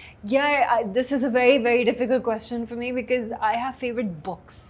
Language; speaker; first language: English; non-native, local second language; Hindi